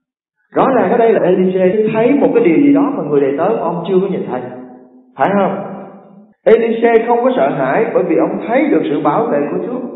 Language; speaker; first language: Vietnamese; native; Vietnamese